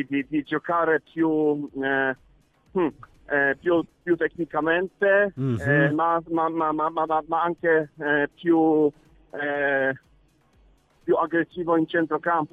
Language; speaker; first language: Italian; non-native, learner; Polish